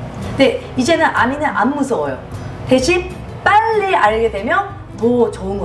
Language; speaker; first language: Korean; non-native, fluent; Japanese